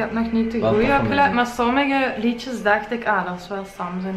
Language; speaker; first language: Dutch; native; Dutch